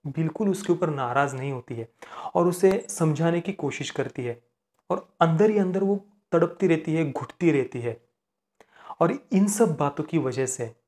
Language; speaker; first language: Hindi; non-native, local second language; Marathi